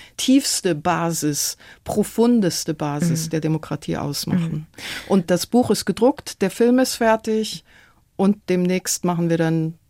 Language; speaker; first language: German; non-native, fluent; Persian